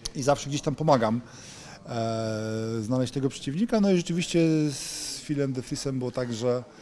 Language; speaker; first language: Polish; native; Polish